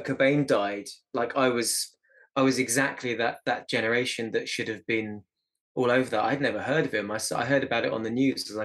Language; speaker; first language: English; native; English